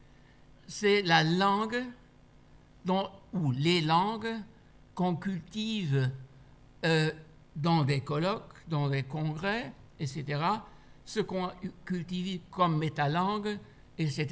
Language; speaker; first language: French; non-native, fluent; German